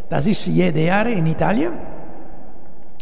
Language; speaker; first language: German; non-native, fluent; Italian